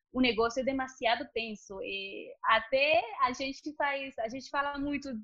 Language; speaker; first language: Portuguese; non-native, learner; Spanish